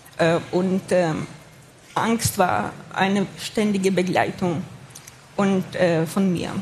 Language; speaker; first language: German; non-native, fluent; Ukrainian